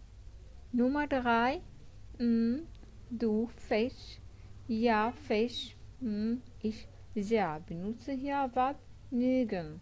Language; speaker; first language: German; non-native, fluent; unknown